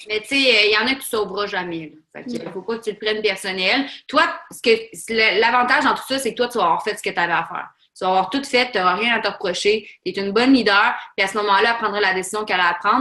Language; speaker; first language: French; native; French